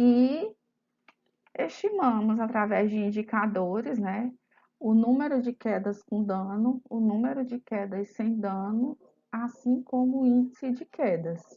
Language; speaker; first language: Portuguese; native; Portuguese